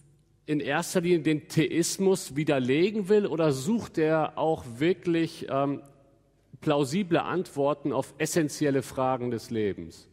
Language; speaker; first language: German; native; German